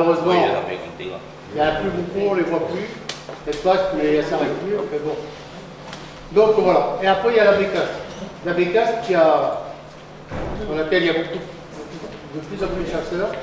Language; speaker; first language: French; native; French